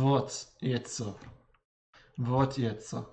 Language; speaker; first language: Russian; non-native, learner; English